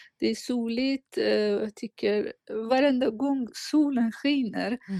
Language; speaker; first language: Swedish; non-native, fluent; Persian